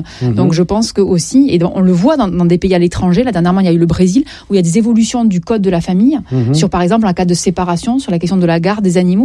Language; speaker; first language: French; native; French